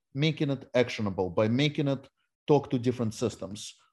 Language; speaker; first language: English; non-native, fluent; Russian